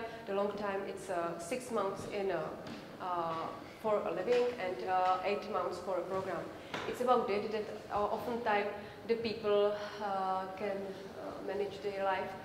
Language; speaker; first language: English; non-native, learner; Czech